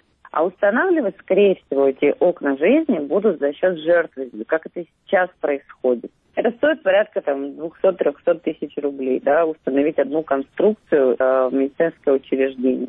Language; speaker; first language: Russian; native; Russian